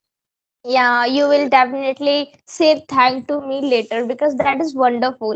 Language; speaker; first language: English; non-native, local second language; Hindi